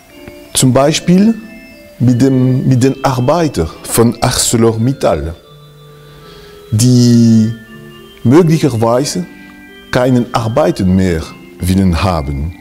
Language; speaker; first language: German; non-native, local second language; French